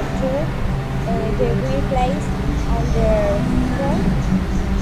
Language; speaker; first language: English; non-native, learner; Spanish